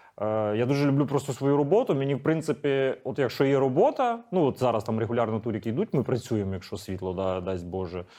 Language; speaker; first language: Ukrainian; native; Ukrainian